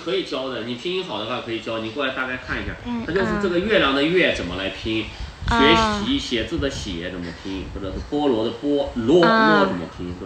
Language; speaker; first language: Chinese; native; Chinese